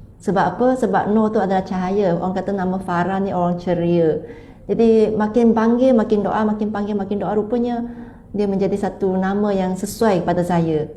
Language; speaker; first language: Malay; non-native, local second language; Chinese